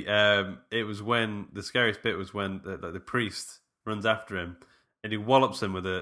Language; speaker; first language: English; native; English